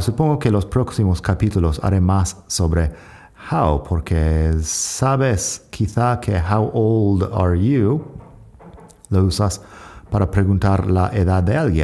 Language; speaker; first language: Spanish; non-native, fluent; English